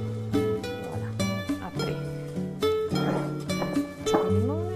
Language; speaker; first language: French; non-native, learner; Slovak